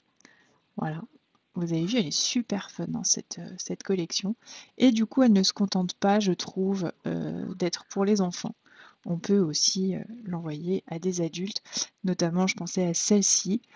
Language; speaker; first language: French; native; French